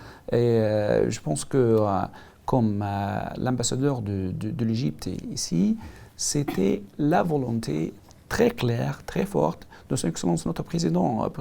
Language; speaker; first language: French; non-native, learner; Arabic